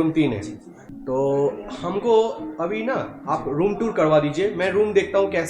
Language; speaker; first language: Hindi; non-native, local second language; Bangla